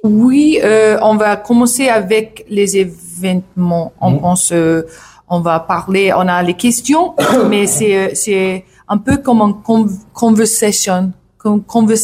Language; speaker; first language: French; non-native, learner; English